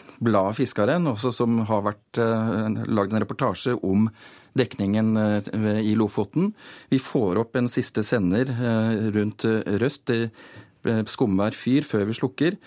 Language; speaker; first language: Norwegian; native; Norwegian